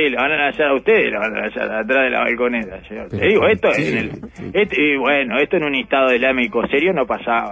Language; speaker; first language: Spanish; native; Spanish